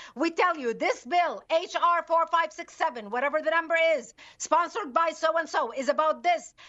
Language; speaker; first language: English; non-native, fluent; Arabic